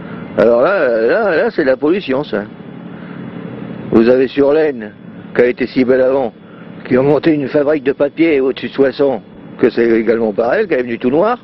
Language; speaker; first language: French; native; French